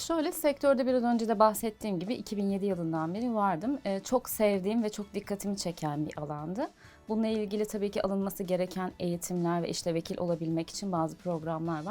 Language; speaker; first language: Turkish; native; Turkish